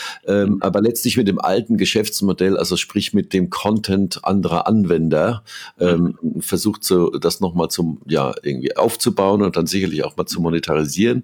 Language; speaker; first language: German; native; German